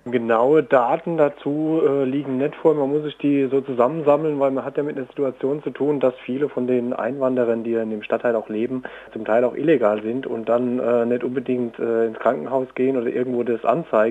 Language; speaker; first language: German; native; German